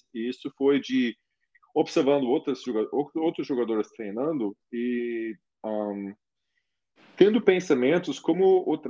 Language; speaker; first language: Portuguese; non-native, fluent; German